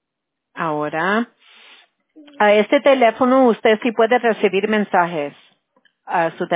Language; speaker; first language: Spanish; early bilingual, heritage; Spanish